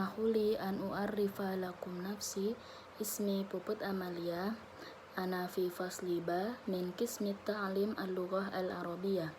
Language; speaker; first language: Arabic; non-native, learner; Indonesian